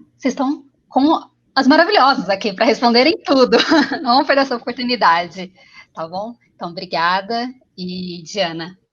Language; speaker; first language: Portuguese; native; Portuguese